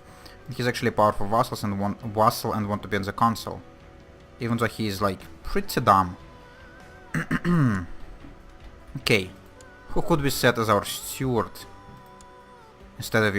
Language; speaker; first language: English; non-native, fluent; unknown